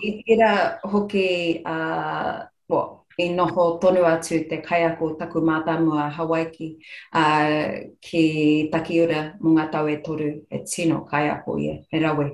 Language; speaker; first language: Māori; non-native, local second language; English